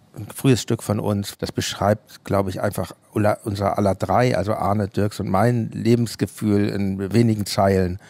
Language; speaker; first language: German; native; German